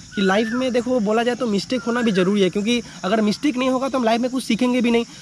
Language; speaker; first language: Hindi; non-native, local second language; Bangla